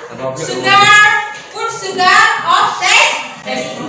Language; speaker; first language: English; non-native, learner; Indonesian